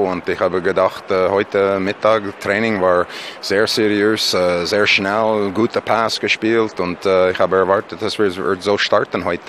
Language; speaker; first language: German; non-native, fluent; English